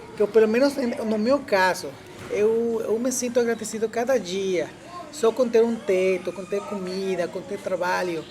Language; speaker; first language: Portuguese; non-native, fluent; Spanish